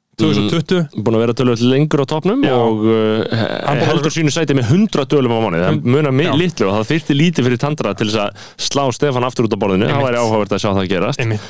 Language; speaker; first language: Icelandic; native; Icelandic